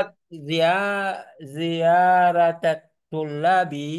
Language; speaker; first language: Arabic; non-native, learner; Indonesian